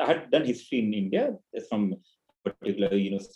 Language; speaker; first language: English; non-native, local second language; Hindi